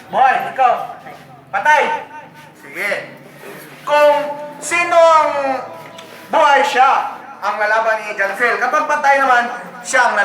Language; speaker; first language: Filipino; non-native, local second language; Cebuano